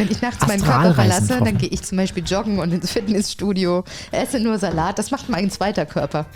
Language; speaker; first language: German; native; German